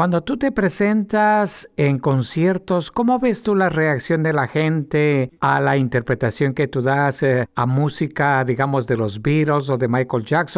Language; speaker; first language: Spanish; native; Spanish